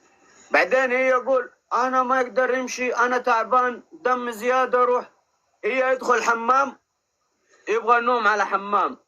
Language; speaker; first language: Arabic; non-native, learner; Oromo